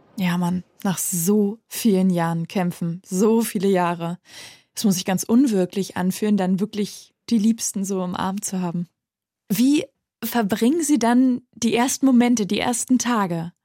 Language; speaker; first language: German; native; German